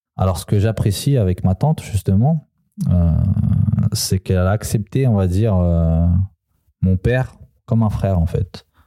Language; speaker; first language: French; early bilingual, other home language; Serbian